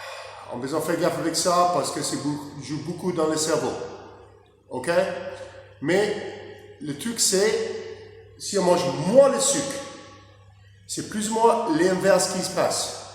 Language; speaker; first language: French; non-native, learner; English